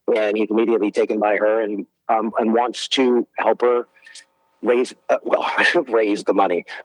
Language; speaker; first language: English; native; English